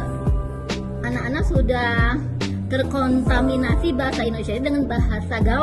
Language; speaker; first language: Indonesian; non-native, local second language; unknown